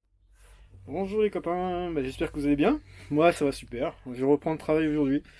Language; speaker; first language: French; native; French